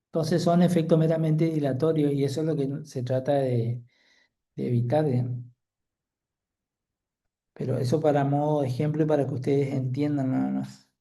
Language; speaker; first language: Spanish; native; Spanish